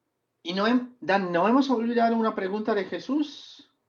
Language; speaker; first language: Spanish; non-native, fluent; Czech